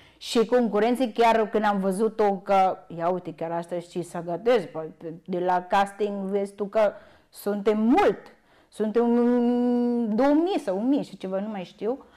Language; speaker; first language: Romanian; non-native, learner; Filipino